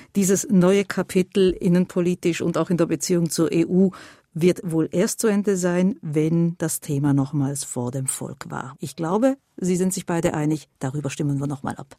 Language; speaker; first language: German; native; German